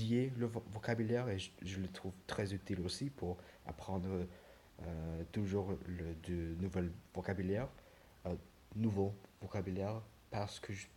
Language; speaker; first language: French; non-native, learner; English